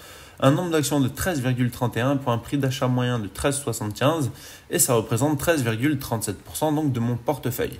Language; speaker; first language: French; native; French